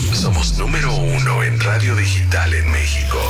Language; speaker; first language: Spanish; native; Spanish